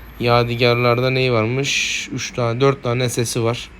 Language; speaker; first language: Turkish; native; Turkish